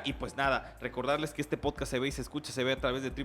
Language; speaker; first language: Spanish; native; Spanish